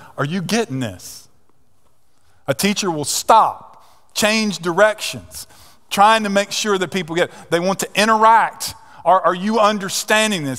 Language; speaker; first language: English; native; English